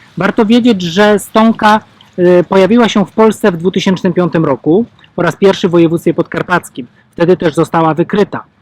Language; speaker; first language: Polish; native; Polish